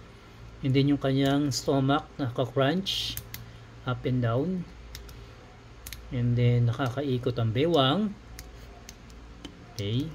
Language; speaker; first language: Filipino; native; Filipino